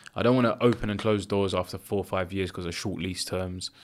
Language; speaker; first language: English; early bilingual, other home language; Greek